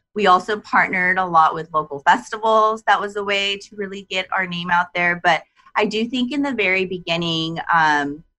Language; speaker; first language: English; non-native, fluent; Japanese